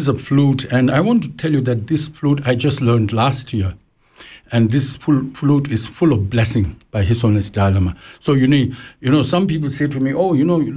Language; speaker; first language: English; non-native, local second language; Tibetan